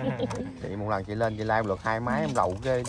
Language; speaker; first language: Vietnamese; native; Vietnamese